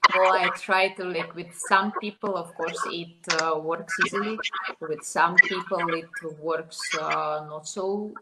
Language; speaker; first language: English; non-native, fluent; Russian